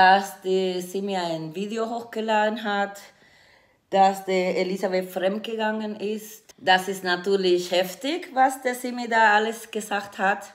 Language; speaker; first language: German; non-native, fluent; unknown